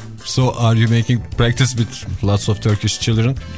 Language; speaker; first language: English; non-native, fluent; Turkish